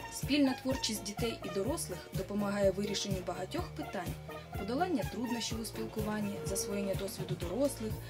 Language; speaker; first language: Ukrainian; native; Ukrainian